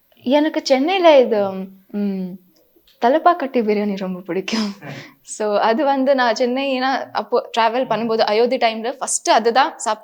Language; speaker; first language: Tamil; non-native, fluent; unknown